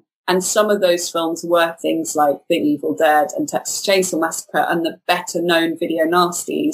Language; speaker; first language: English; native; English